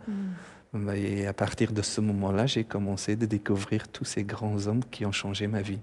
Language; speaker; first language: French; non-native, fluent; Persian